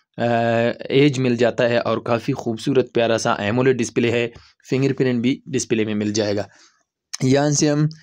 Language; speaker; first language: Urdu; non-native, local second language; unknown